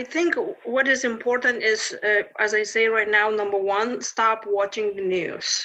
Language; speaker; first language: English; non-native, fluent; Lithuanian